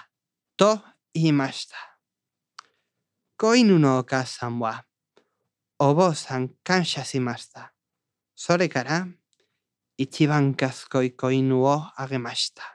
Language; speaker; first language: Japanese; non-native, learner; Spanish